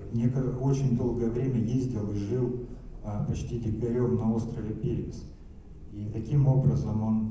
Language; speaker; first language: Russian; native; Russian